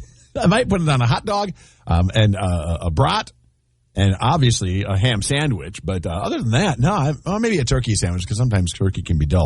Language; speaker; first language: English; native; English